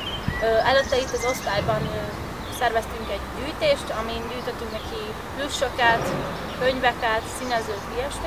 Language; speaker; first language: Hungarian; native; Hungarian